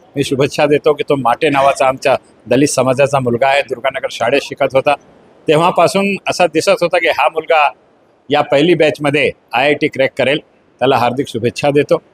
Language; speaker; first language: Marathi; non-native, local second language; Hindi